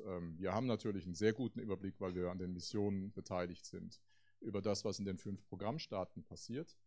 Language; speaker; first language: German; native; German